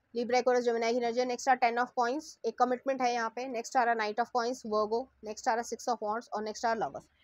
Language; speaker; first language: Hindi; native; Hindi